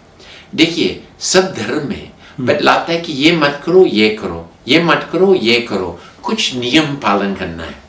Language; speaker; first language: Hindi; non-native, fluent; English